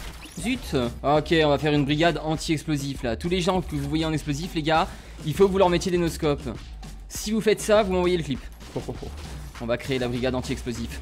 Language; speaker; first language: French; native; French